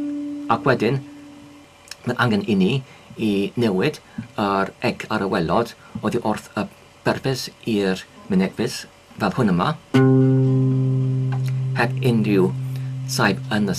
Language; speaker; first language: Welsh; non-native, learner; English